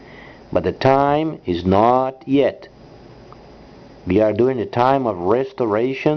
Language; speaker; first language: English; non-native, fluent; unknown